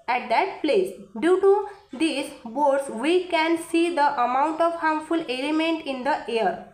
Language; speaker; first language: English; non-native, local second language; Marathi